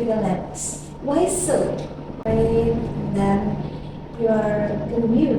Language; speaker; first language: English; non-native, fluent; Indonesian